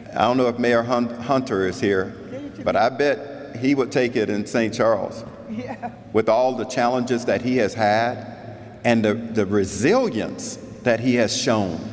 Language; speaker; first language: English; native; English